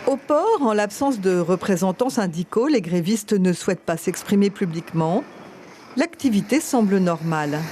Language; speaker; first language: French; native; French